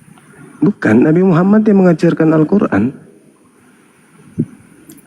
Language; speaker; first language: Indonesian; native; Indonesian